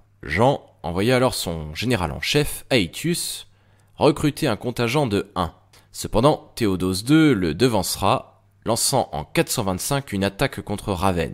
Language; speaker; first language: French; native; French